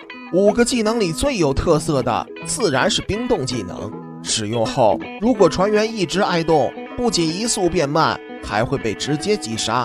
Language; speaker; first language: Chinese; native; Chinese